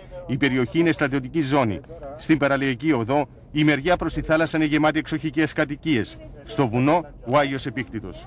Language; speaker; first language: Greek; native; Greek